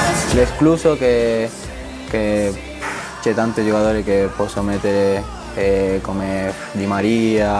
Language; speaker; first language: Italian; non-native, fluent; Spanish